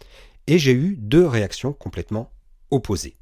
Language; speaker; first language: French; native; French